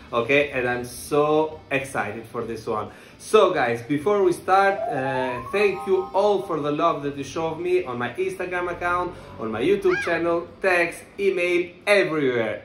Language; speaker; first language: English; non-native, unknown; Italian